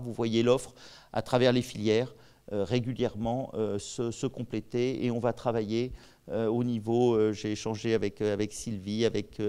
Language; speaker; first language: French; native; French